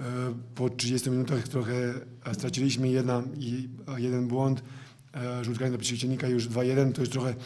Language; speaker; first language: Polish; non-native, fluent; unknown